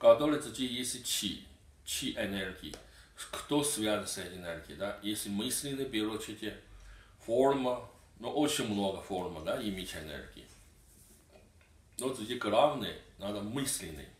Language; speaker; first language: Russian; non-native, learner; Chinese